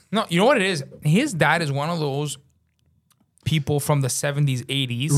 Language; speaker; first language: English; native; English